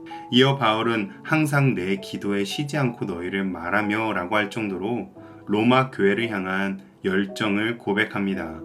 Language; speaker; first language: Korean; native; Korean